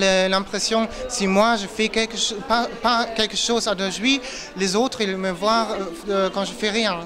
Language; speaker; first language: French; non-native, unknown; German